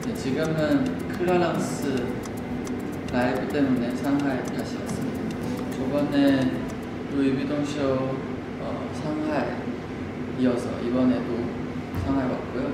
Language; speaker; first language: Korean; non-native, fluent; Chinese